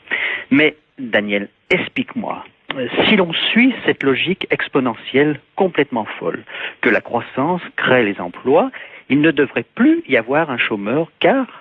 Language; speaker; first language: French; native; French